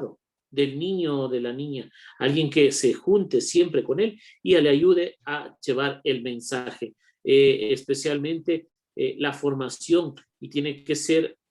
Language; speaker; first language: Spanish; native; Spanish